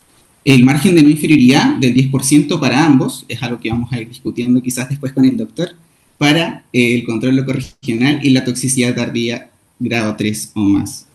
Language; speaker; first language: Spanish; native; Spanish